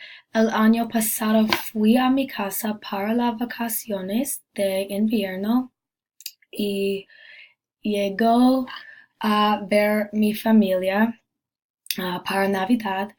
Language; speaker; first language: Spanish; non-native, learner; English